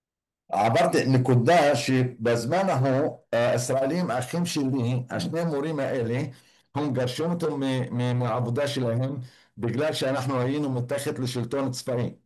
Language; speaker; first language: Hebrew; non-native, local second language; Arabic